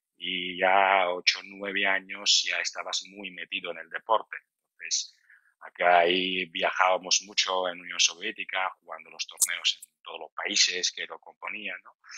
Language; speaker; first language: Spanish; non-native, fluent; Georgian